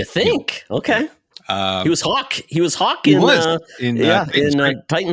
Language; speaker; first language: English; native; English